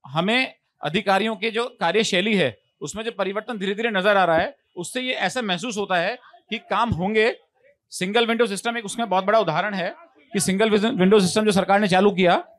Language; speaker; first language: Hindi; native; Hindi